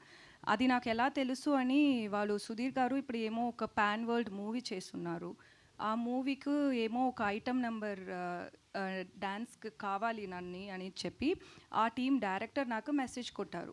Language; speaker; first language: Telugu; non-native, learner; Tamil